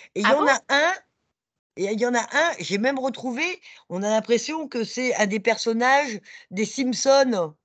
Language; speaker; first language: French; native; French